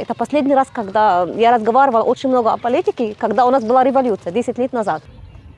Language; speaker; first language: Russian; non-native, fluent; Arabic